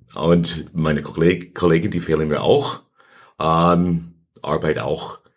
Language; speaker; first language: German; non-native, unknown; English